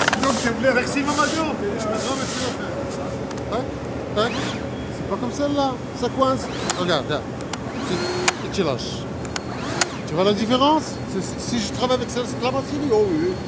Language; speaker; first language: French; native; French